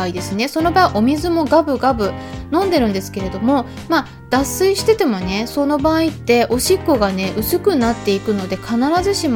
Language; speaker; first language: Japanese; native; Japanese